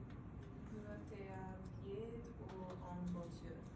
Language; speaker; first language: French; non-native, learner; English